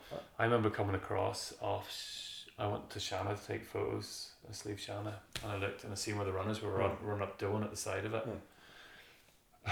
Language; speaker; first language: English; native; English